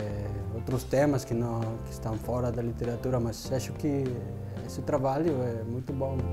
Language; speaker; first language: Portuguese; non-native, fluent; Spanish